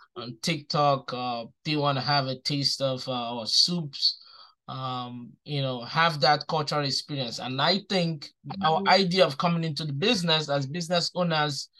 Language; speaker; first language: English; non-native, local second language; Igbo